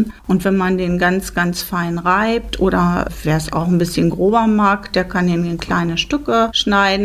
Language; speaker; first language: German; native; German